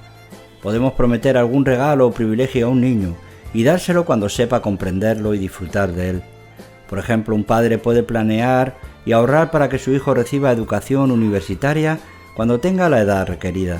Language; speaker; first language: Spanish; native; Spanish